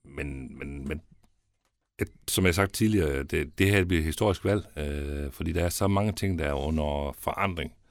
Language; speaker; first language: Danish; native; Danish